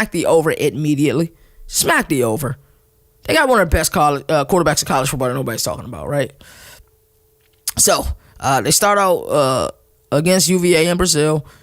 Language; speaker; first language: English; native; English